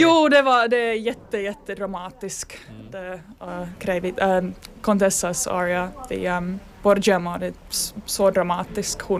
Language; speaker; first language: Swedish; non-native, learner; Finnish